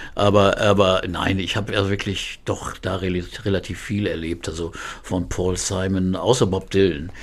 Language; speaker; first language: German; native; German